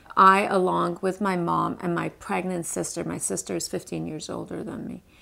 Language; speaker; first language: English; early bilingual, other home language; Persian